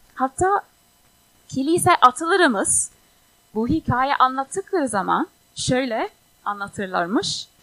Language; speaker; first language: Turkish; non-native, fluent; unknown